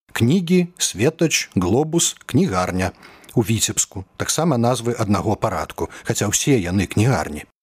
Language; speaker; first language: Belarusian; native; Belarusian